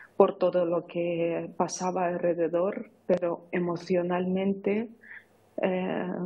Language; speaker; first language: Spanish; non-native, fluent; Ukrainian